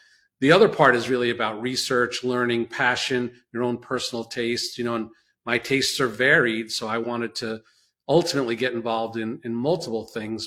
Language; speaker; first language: English; native; English